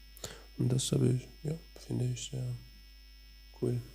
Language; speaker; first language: German; non-native, learner; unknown